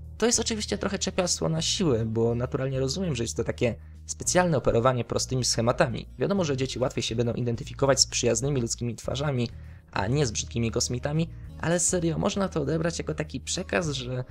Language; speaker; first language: Polish; native; Polish